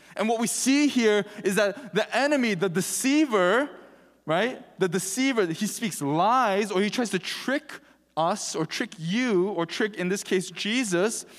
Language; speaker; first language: English; early bilingual, other home language; Korean